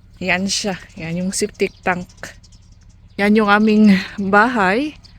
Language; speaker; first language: Filipino; non-native, local second language; Cebuano